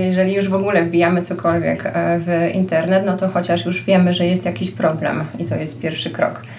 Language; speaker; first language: Polish; native; Polish